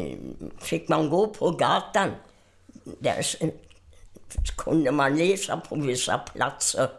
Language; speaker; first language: Swedish; non-native, fluent; German